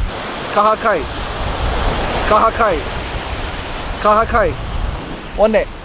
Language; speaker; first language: Japanese; non-native, fluent; English